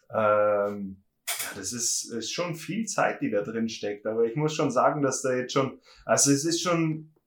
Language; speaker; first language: German; native; German